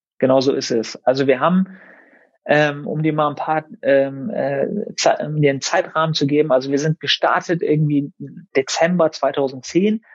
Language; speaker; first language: German; native; German